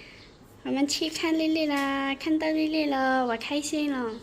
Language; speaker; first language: Chinese; non-native, learner; Hmong